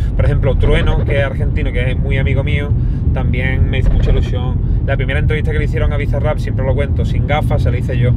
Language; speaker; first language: Spanish; native; Spanish